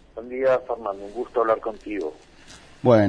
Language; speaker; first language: Spanish; native; Spanish